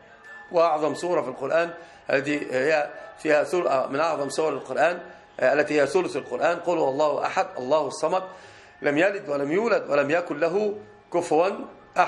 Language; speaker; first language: Arabic; native; Arabic